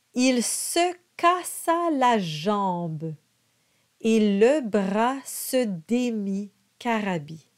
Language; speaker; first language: French; native; French